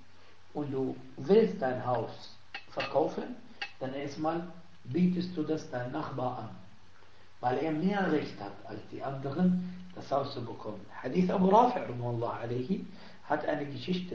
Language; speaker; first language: German; non-native, fluent; Arabic